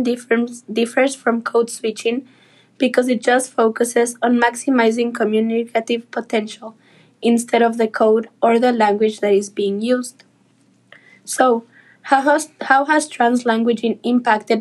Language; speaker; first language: English; non-native, fluent; Spanish